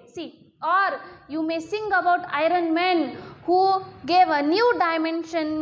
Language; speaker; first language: English; non-native, local second language; Kannada